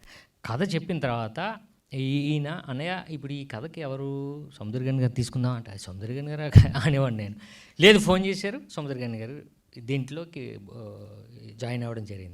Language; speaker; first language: Telugu; native; Telugu